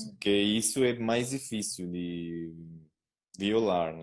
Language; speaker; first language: Portuguese; non-native, learner; Spanish